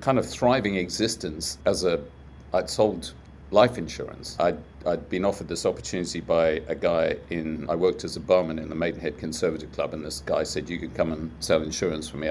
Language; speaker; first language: English; native; English